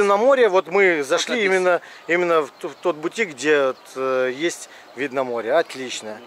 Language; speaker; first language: Russian; native; Russian